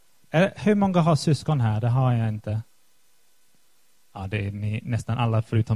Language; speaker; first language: Swedish; non-native, fluent; English